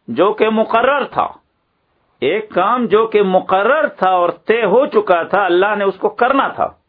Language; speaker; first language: Urdu; native; Urdu